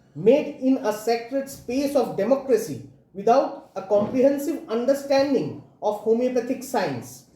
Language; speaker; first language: English; non-native, local second language; Bangla